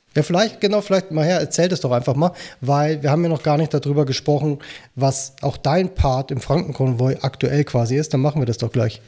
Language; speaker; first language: German; native; German